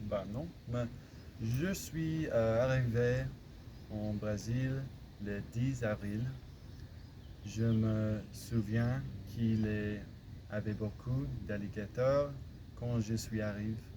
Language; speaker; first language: French; non-native, learner; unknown